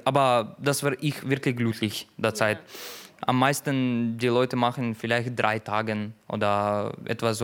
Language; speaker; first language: German; non-native, learner; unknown